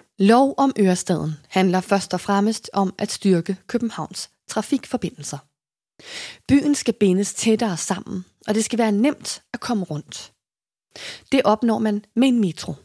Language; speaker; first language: Danish; native; Danish